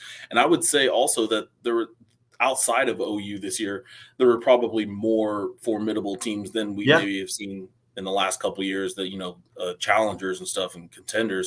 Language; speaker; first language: English; native; English